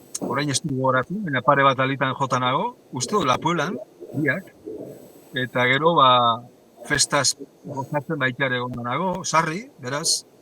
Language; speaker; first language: Basque; native; Basque